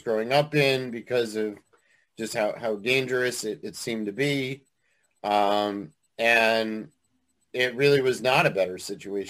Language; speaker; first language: English; native; English